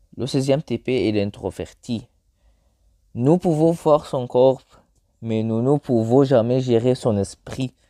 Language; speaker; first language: French; non-native, learner; Arabic